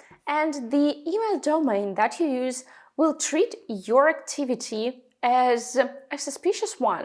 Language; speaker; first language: English; non-native, fluent; Russian